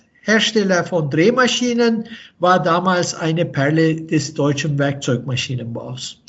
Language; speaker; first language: German; non-native, fluent; Turkish